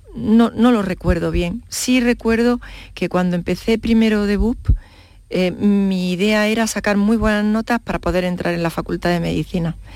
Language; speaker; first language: Spanish; native; Spanish